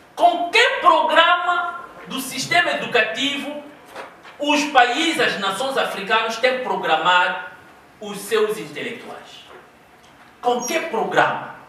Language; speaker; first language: Portuguese; non-native, local second language; Kongo